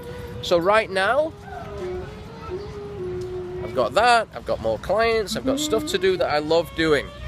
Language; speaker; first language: English; native; English